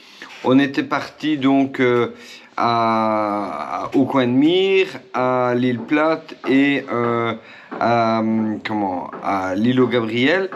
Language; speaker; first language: French; native; French